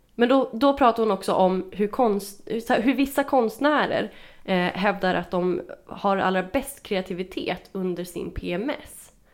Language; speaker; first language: Swedish; native; Swedish